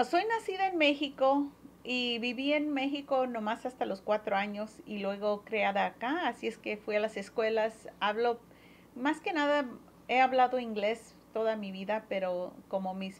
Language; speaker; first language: Spanish; early bilingual, heritage; Spanish